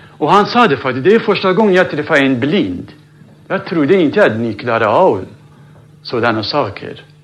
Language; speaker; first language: Swedish; non-native, fluent; Central Kurdish